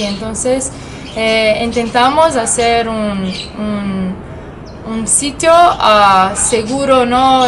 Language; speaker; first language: Spanish; non-native, fluent; French